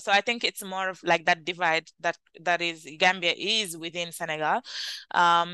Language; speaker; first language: English; non-native, fluent; Wolof